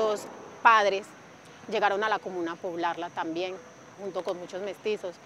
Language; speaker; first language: Spanish; native; Spanish